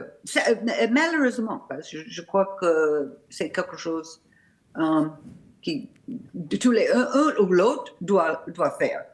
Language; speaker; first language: French; non-native, learner; English